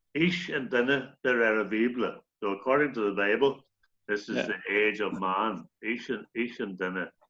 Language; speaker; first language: Irish; native; Irish